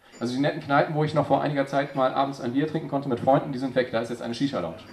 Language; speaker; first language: German; native; German